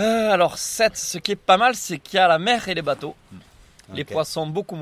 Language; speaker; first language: French; native; French